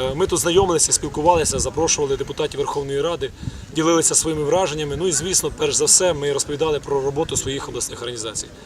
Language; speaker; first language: Ukrainian; native; Ukrainian